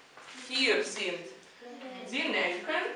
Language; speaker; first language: German; non-native, fluent; Russian